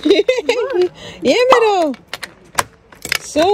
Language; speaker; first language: Swedish; non-native, learner; Cebuano